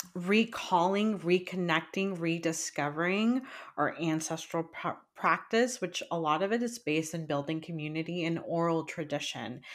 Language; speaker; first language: English; early bilingual, other home language; Spanish